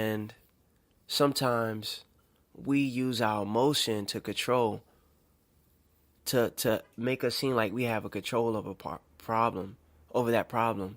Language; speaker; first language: English; native; English